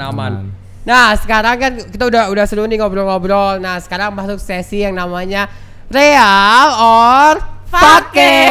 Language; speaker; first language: Indonesian; native; Indonesian